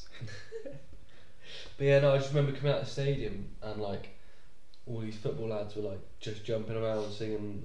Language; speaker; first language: English; native; English